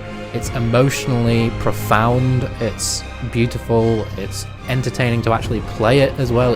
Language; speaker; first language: English; native; English